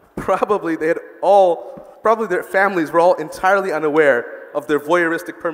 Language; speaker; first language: English; early bilingual, other home language; Bangla